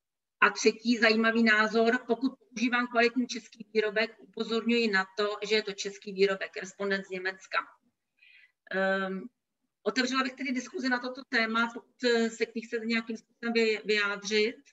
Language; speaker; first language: Czech; native; Czech